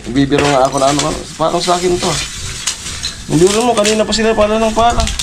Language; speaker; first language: Filipino; non-native, local second language; Bikol